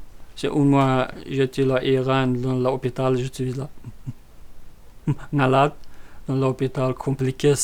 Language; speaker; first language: French; non-native, learner; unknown